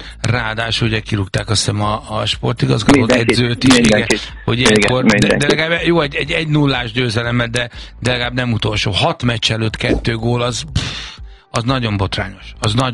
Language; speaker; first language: Hungarian; native; Hungarian